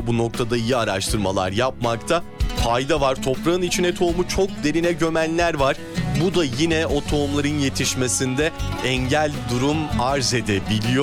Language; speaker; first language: Turkish; native; Turkish